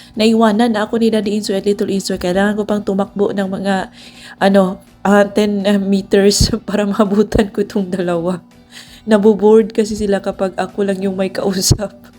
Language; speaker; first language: Filipino; non-native, local second language; Cebuano